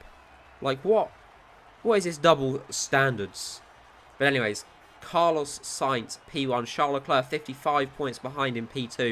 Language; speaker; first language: English; native; English